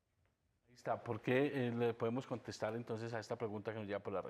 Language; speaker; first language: Spanish; native; Spanish